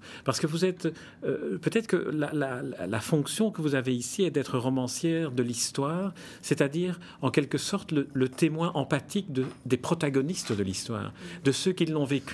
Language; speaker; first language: French; native; French